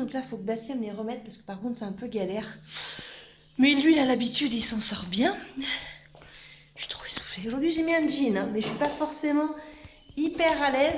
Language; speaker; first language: French; native; French